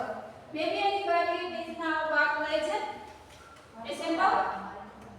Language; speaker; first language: English; non-native, learner; Indonesian